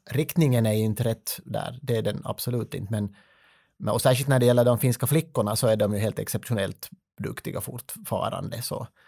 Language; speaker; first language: Swedish; native; Swedish